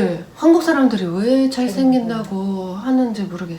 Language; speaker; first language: Korean; non-native, fluent; Russian